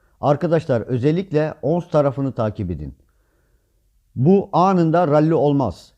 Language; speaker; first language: Turkish; native; Turkish